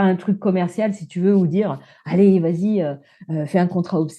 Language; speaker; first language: French; native; French